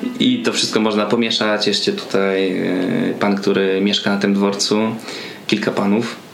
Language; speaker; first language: Polish; native; Polish